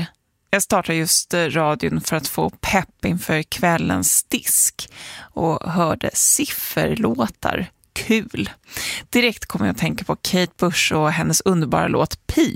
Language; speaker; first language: Swedish; native; Swedish